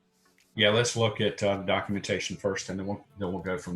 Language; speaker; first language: English; native; English